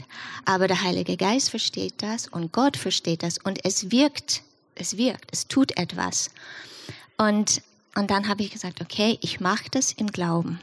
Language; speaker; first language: German; non-native, fluent; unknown